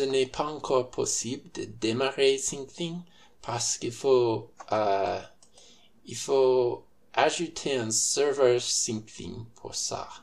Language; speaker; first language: French; non-native, fluent; English